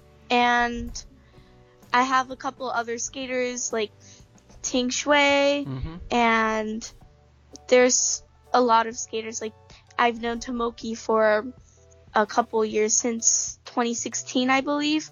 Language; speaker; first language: English; early bilingual, other home language; Japanese